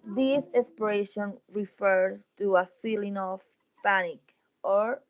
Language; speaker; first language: English; non-native, learner; Spanish